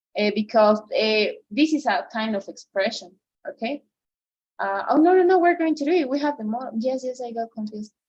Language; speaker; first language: English; non-native, fluent; Spanish